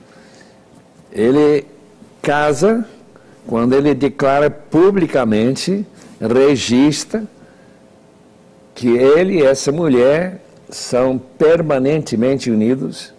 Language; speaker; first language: Portuguese; non-native, fluent; English